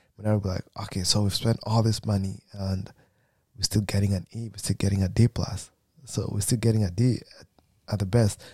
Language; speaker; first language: English; non-native, local second language; Kikuyu